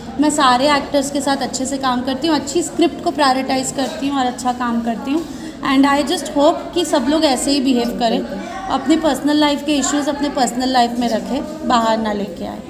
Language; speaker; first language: Hindi; native; Hindi